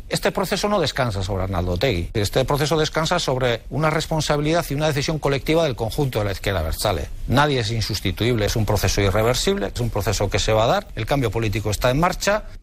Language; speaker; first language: Spanish; non-native, local second language; Basque